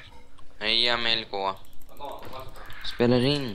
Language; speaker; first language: Swedish; native; Swedish